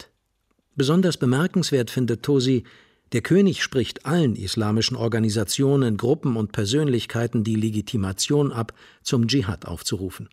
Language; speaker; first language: German; native; German